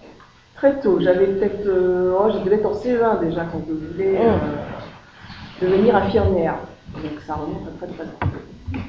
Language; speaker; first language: French; native; French